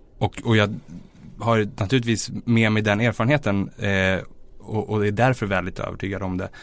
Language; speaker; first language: Swedish; native; Swedish